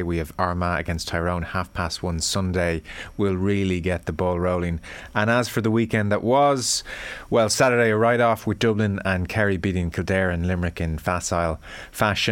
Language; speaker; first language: English; native; English